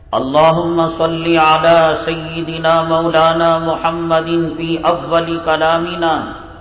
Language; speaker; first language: Urdu; native; Urdu